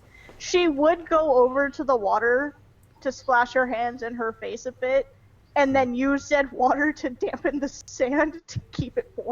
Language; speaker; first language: English; native; English